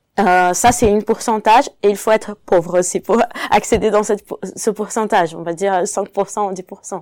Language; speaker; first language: French; non-native, fluent; Portuguese